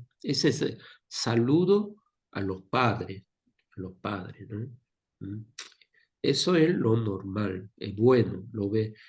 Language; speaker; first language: Spanish; non-native, fluent; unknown